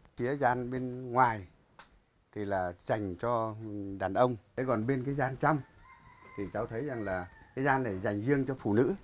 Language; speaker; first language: Vietnamese; non-native, local second language; Muong